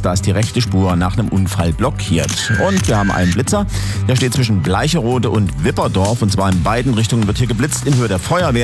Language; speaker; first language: German; native; German